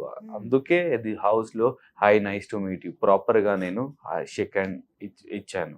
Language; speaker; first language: Telugu; non-native, learner; Hindi